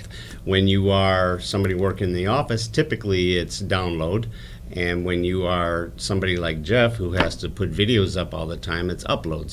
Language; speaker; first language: English; native; English